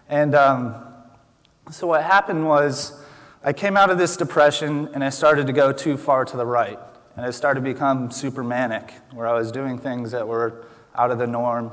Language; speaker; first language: English; native; English